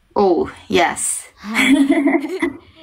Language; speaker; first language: English; non-native, fluent; Japanese